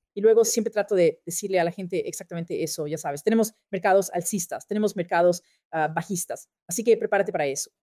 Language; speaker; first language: Spanish; non-native, fluent; German